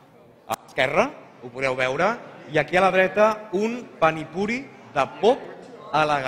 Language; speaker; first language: Catalan; native; Catalan